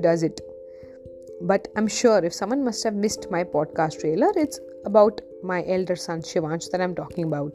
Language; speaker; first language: English; non-native, local second language; Hindi